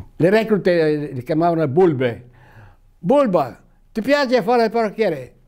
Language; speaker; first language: Italian; native; Italian